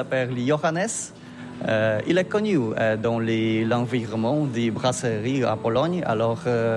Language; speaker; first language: French; non-native, learner; Polish